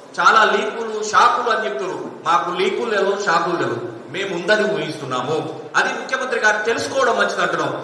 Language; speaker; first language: Telugu; non-native, local second language; Lambadi